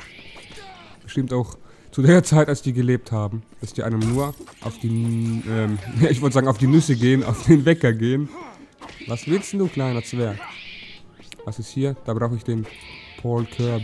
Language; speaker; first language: German; native; German